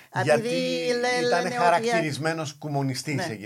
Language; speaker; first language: Greek; native; Greek